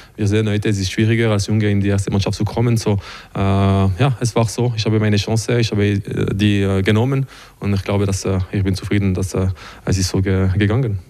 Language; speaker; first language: German; non-native, local second language; French